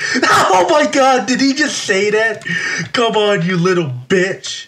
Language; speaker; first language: English; native; English